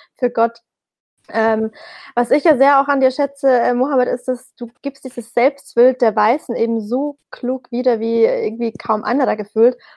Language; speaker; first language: German; early bilingual, other home language; Persian